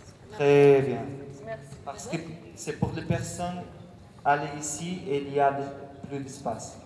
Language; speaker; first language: French; non-native, learner; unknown